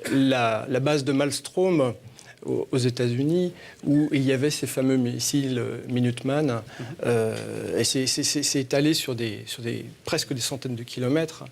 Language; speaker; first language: French; native; French